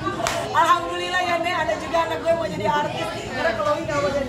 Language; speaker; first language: Indonesian; native; Indonesian